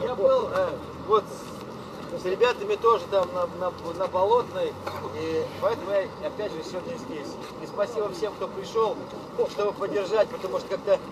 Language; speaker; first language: Russian; native; Russian